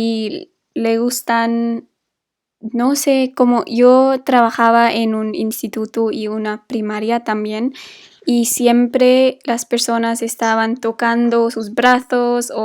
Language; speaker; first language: Spanish; non-native, fluent; English